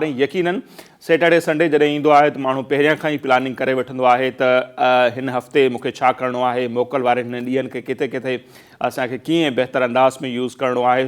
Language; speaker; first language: Sindhi; native; Sindhi